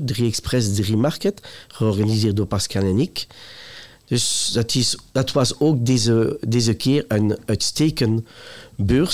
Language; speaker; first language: Dutch; non-native, local second language; French